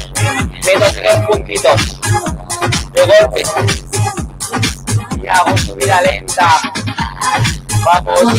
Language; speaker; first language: Spanish; native; Spanish